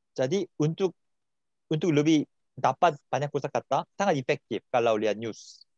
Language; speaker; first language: Indonesian; non-native, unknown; Korean